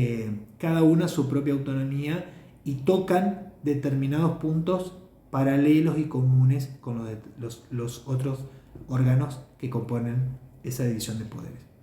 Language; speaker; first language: Spanish; native; Spanish